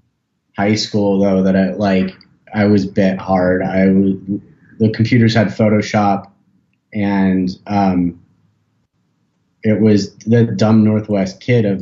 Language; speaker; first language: English; native; English